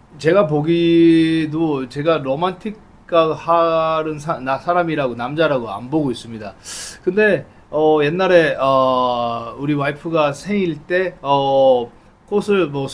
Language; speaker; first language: Korean; early bilingual, heritage; Japanese